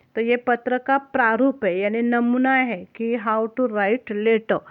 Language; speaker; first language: Hindi; non-native, local second language; Marathi